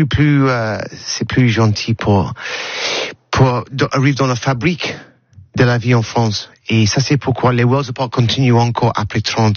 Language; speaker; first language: French; non-native, learner; English